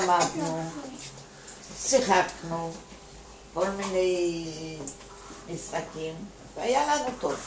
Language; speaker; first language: Hebrew; non-native, fluent; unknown